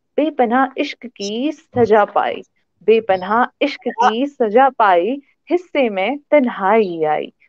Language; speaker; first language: Hindi; native; Hindi